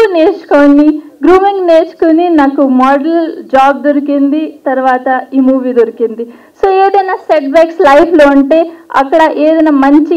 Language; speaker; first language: Telugu; non-native, local second language; Hindi